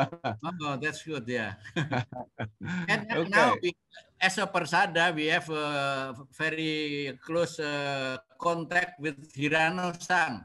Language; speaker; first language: English; non-native, learner; Indonesian